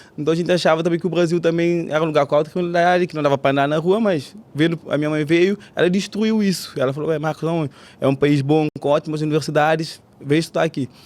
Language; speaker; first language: Portuguese; non-native, local second language; Kabuverdianu